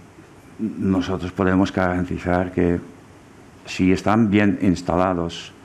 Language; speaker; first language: Spanish; non-native, fluent; German